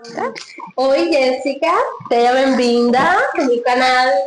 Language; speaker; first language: Portuguese; non-native, learner; Spanish